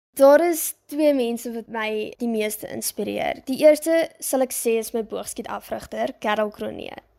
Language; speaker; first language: Afrikaans; native; Afrikaans